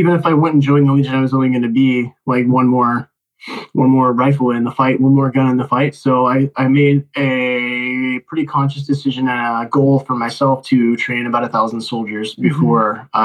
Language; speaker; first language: English; native; English